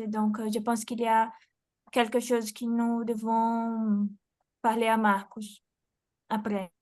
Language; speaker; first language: French; non-native, fluent; Portuguese